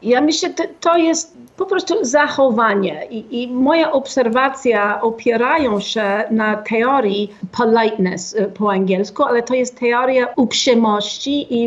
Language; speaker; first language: Polish; non-native, fluent; English